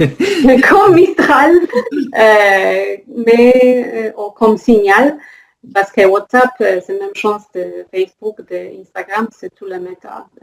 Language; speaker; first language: French; non-native, learner; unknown